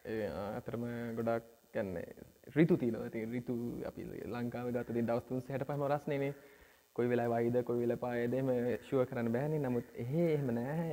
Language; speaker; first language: Sinhala; early bilingual, other home language; Nepali